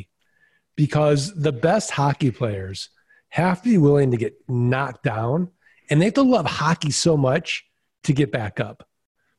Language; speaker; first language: English; native; English